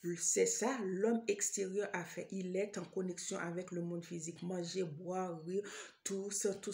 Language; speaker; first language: French; non-native, local second language; Haitian Creole